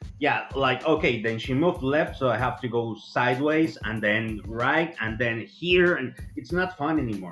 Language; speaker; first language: English; non-native, fluent; Spanish